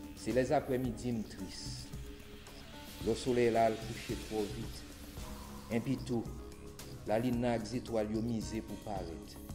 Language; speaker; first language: French; native; French